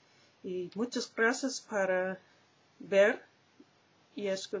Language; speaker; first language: Spanish; non-native, learner; English